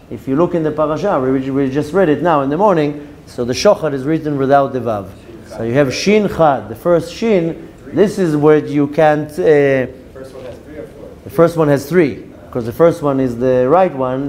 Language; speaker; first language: English; non-native, fluent; Hebrew